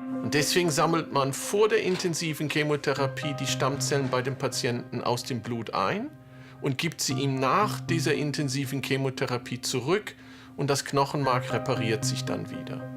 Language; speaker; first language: German; native; German